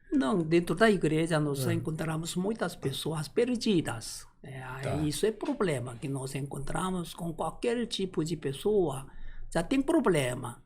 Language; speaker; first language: Portuguese; non-native, learner; Korean